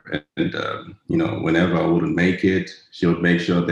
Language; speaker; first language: English; non-native, local second language; Shona